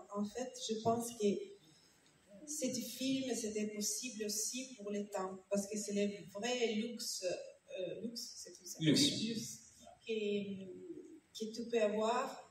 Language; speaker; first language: French; non-native, learner; Italian